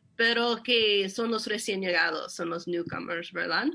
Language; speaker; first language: Spanish; non-native, fluent; English